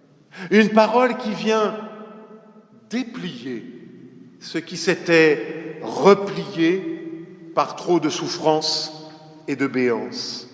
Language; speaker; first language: French; native; French